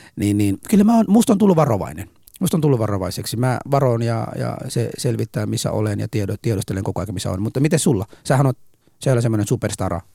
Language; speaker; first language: Finnish; early bilingual, other home language; Arabic